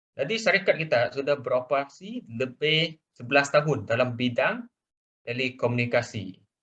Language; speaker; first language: Malay; non-native, local second language; Chinese